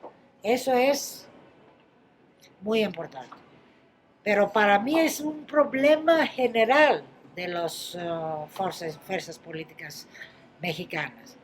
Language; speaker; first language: Spanish; non-native, fluent; Greek